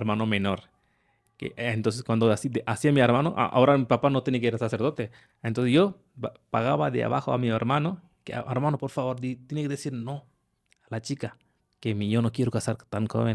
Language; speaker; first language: Spanish; non-native, learner; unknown